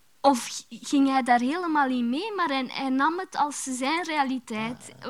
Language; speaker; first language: Dutch; early bilingual, other home language; Romanian